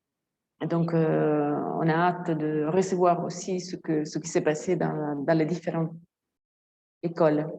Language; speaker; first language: French; non-native, fluent; Italian